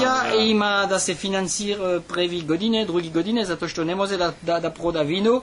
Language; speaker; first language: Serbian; non-native, learner; French